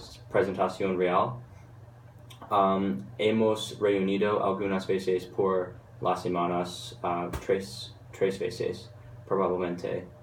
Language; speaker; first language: Spanish; non-native, learner; English